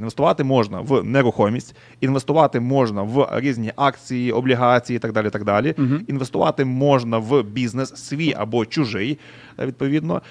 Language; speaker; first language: Ukrainian; native; Ukrainian